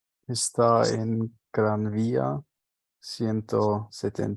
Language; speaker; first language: Spanish; non-native, learner; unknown